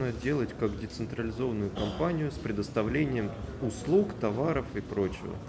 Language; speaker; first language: Russian; native; Russian